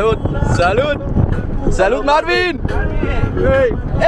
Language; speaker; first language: Spanish; non-native, learner; German